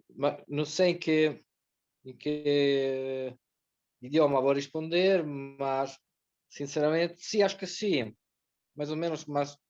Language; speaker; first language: Portuguese; non-native, fluent; Italian